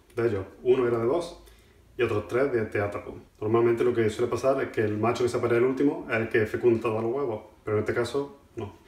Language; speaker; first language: Spanish; native; Spanish